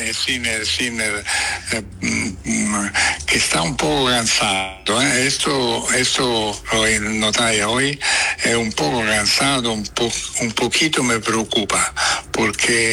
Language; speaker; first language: Spanish; non-native, fluent; Italian